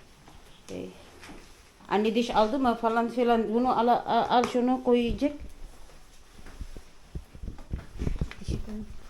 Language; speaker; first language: Turkish; non-native, learner; Filipino